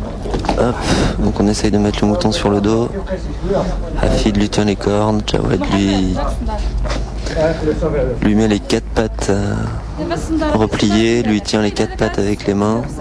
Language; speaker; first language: French; non-native, local second language; Arabic